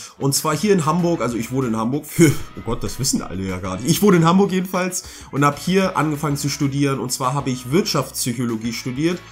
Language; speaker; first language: German; early bilingual, heritage; German